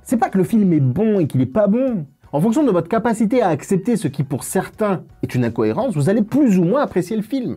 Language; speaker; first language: French; native; French